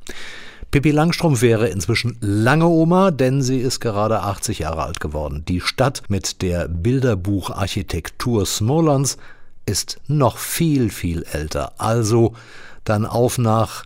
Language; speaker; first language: German; native; German